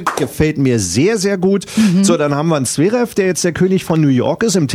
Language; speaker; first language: German; native; German